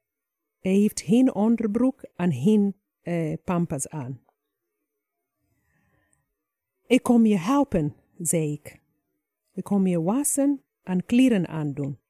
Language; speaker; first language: Dutch; non-native, fluent; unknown